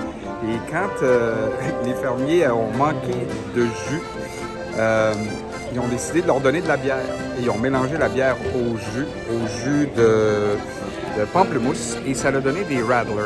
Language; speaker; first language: French; native; French